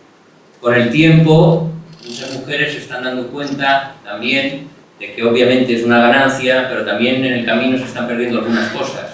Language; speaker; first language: Spanish; non-native, local second language; Catalan